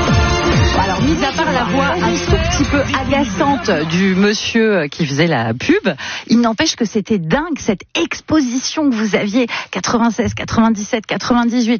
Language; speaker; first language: French; native; French